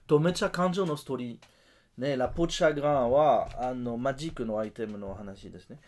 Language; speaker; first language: Japanese; non-native, learner; French